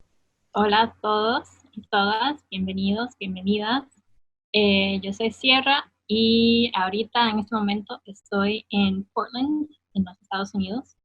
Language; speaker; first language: Spanish; non-native, fluent; English